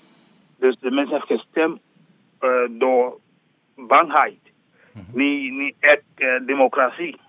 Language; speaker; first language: Dutch; non-native, learner; English